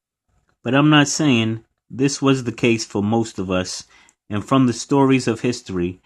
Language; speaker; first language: English; native; English